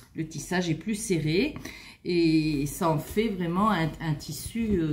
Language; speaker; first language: French; native; French